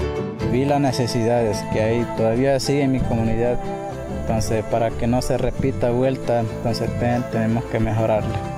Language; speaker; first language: Spanish; non-native, local second language; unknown